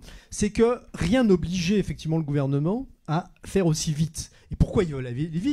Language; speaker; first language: French; native; French